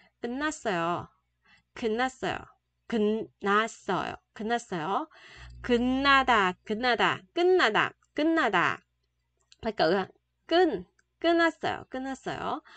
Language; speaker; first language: Korean; non-native, fluent; Vietnamese